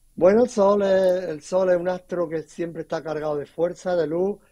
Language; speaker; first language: Spanish; native; Spanish